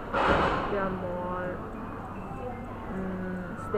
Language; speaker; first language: English; non-native, learner; Chinese